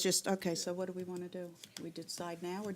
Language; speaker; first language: English; native; English